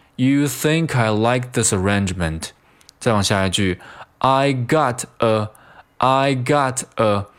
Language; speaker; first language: English; non-native, fluent; Chinese